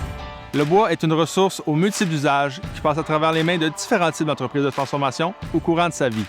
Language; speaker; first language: French; native; French